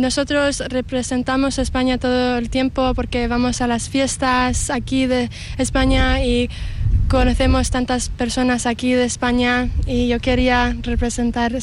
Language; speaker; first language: Spanish; early bilingual, heritage; English